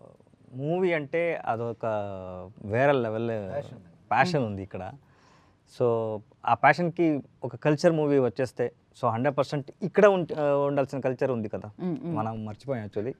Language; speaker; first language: Telugu; non-native, learner; Kannada